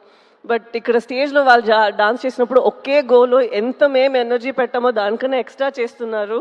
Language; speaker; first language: Telugu; non-native, local second language; Tamil